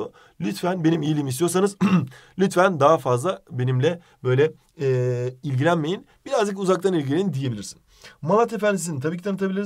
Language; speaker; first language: Turkish; native; Turkish